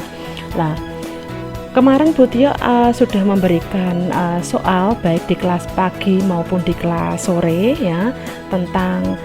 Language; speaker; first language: Indonesian; native; Indonesian